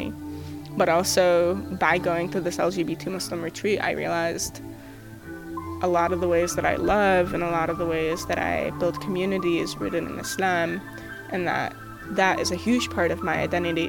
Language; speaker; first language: English; early bilingual, other home language; Arabic